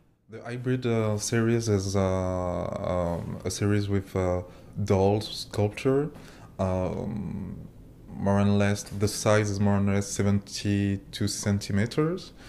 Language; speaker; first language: English; non-native, learner; French